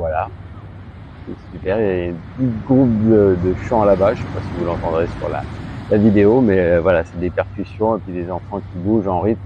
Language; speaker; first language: French; native; French